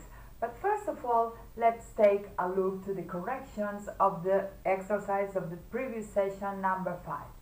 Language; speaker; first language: English; non-native, fluent; Catalan